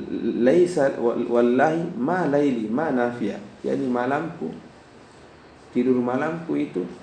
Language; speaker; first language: Arabic; non-native, fluent; Indonesian